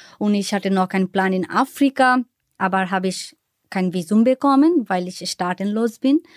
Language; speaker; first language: German; non-native, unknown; Bangla